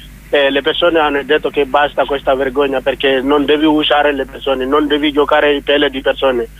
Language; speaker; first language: Italian; non-native, learner; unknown